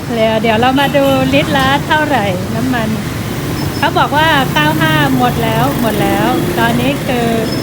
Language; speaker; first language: Thai; non-native, fluent; Shan